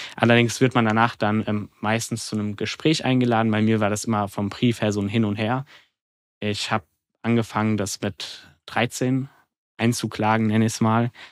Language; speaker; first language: German; native; German